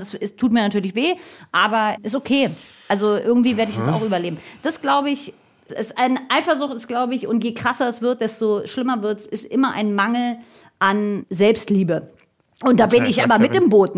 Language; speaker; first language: German; native; German